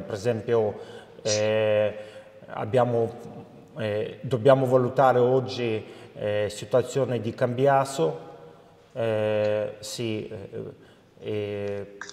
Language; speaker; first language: Italian; non-native, fluent; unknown